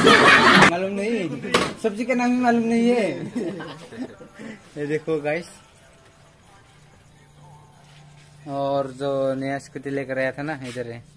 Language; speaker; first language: Hindi; non-native, local second language; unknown